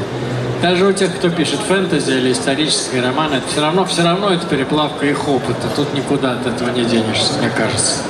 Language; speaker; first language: Russian; native; Russian